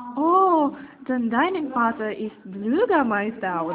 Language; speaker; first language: German; non-native, learner; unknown